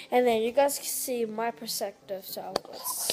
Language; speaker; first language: English; native; English